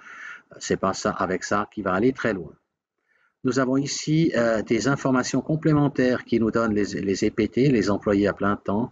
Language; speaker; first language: French; native; French